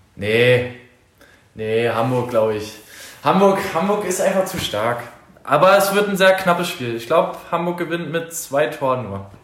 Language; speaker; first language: German; native; German